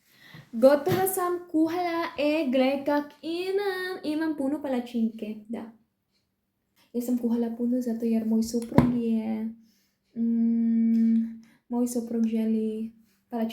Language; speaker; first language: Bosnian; non-native, learner; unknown